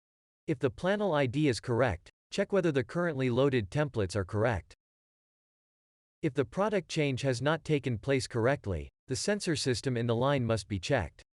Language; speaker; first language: English; non-native, fluent; German